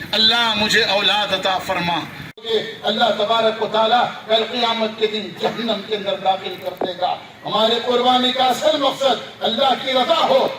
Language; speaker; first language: Urdu; native; Urdu